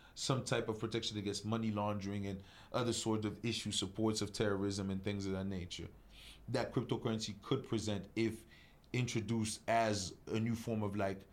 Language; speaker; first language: English; non-native, local second language; French